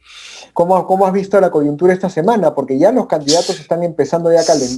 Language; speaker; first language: Spanish; native; Spanish